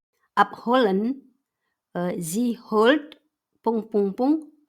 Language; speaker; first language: German; non-native, fluent; Indonesian